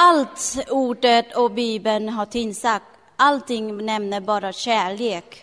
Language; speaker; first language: Swedish; non-native, learner; Thai